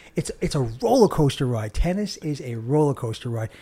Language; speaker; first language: English; native; English